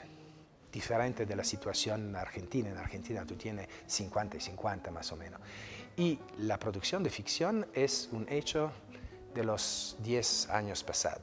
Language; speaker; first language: Spanish; non-native, fluent; Italian